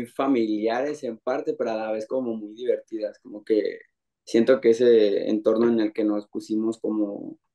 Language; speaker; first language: Spanish; native; Spanish